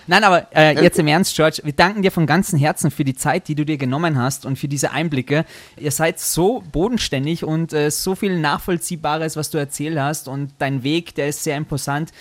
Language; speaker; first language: German; native; German